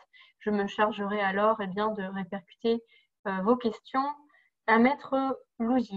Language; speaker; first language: French; native; French